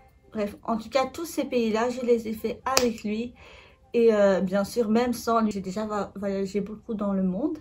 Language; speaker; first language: French; native; French